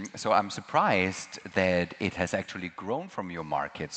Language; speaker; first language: English; non-native, fluent; Danish